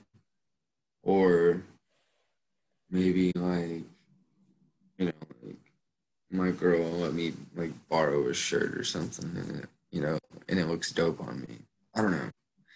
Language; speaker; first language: English; native; English